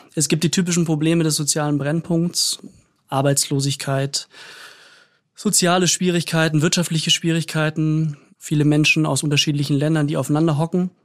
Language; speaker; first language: German; native; German